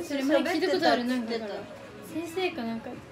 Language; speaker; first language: Japanese; native; Japanese